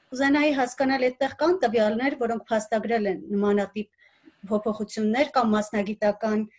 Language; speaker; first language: Armenian; native; Armenian